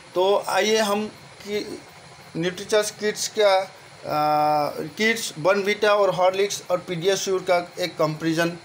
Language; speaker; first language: Hindi; non-native, local second language; Assamese